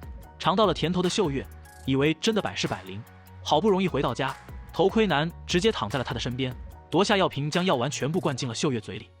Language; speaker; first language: Chinese; native; Chinese